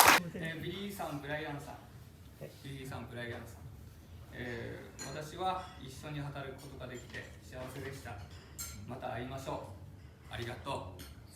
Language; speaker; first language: Japanese; non-native, learner; Filipino